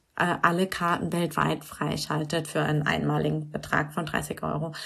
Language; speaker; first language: German; native; German